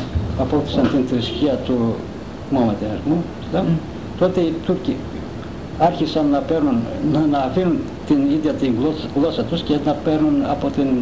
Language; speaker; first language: Greek; non-native, local second language; Turkish